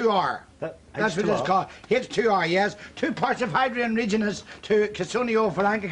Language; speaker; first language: English; native; English